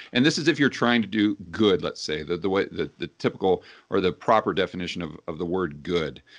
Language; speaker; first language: English; native; English